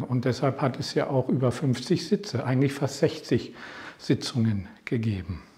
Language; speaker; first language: German; non-native, fluent; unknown